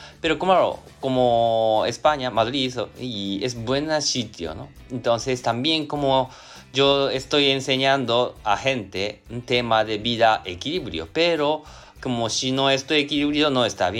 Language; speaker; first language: Spanish; non-native, learner; Japanese